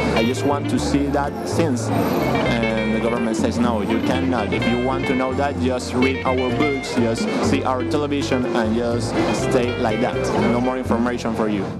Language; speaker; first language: English; non-native, learner; Spanish